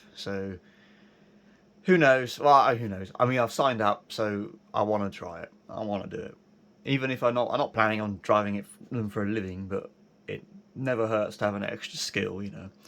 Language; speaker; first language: English; native; English